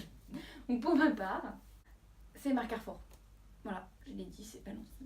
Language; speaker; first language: French; native; French